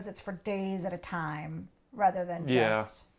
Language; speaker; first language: English; native; English